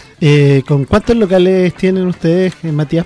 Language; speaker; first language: Spanish; native; Spanish